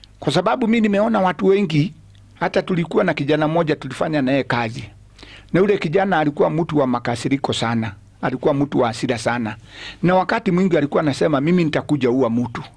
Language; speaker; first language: Swahili; non-native, local second language; Kikuyu